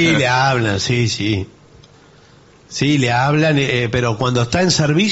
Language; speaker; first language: Spanish; native; Spanish